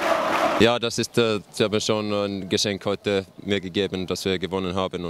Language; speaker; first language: German; non-native, fluent; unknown